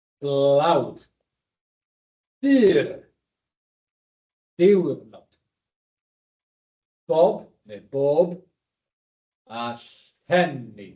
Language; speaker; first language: Welsh; native; Welsh